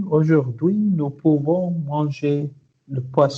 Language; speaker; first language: French; non-native, learner; Arabic